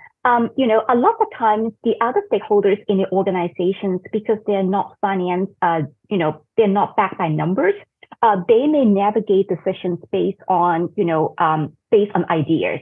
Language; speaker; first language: English; non-native, fluent; Cantonese